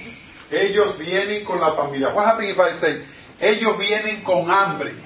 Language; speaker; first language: Spanish; non-native, fluent; English